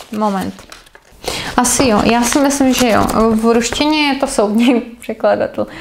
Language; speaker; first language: Czech; non-native, fluent; Russian